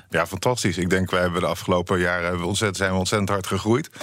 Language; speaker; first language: Dutch; native; Dutch